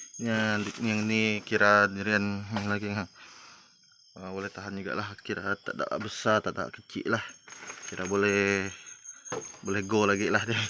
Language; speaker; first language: Malay; non-native, local second language; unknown